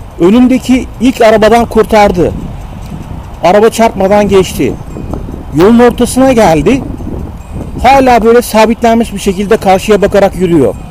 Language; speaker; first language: Turkish; native; Turkish